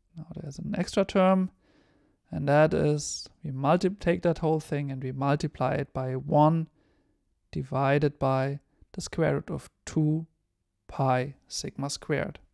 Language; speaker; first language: English; non-native, fluent; German